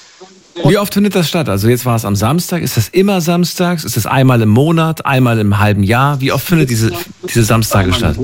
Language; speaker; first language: German; native; German